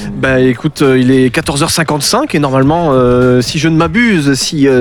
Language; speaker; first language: French; native; French